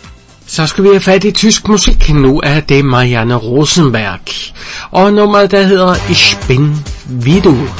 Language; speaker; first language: Danish; native; Danish